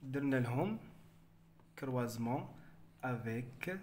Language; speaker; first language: French; non-native, local second language; Arabic